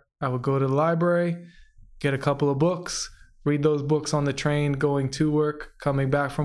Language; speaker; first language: English; native; English